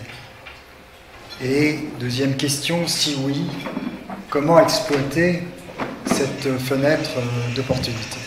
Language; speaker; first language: French; native; French